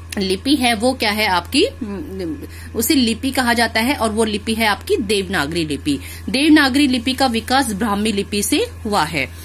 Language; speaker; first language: Hindi; native; Hindi